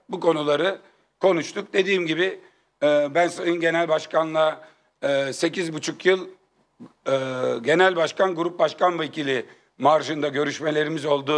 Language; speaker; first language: Turkish; native; Turkish